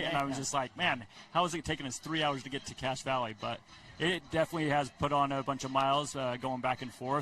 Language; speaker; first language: English; native; English